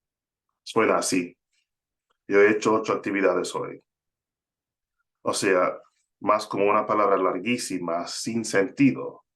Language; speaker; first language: Spanish; non-native, fluent; English